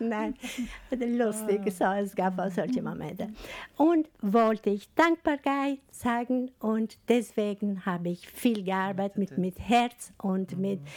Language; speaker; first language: German; non-native, fluent; Albanian